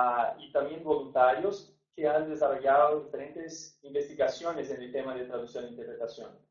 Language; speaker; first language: Spanish; non-native, fluent; Portuguese